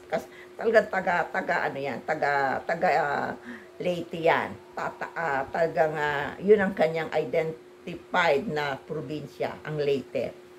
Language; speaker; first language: Filipino; native; Filipino